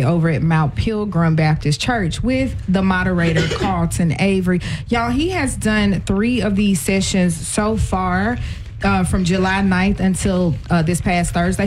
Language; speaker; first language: English; native; English